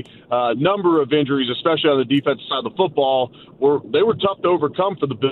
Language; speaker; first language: English; native; English